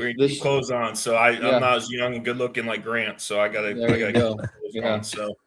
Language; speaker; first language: English; native; English